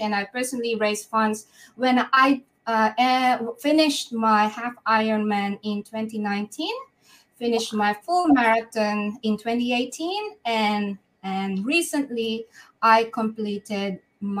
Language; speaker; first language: English; non-native, local second language; Filipino